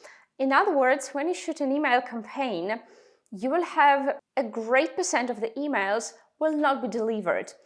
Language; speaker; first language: English; non-native, fluent; Russian